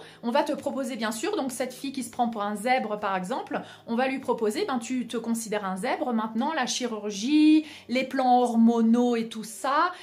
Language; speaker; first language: French; native; French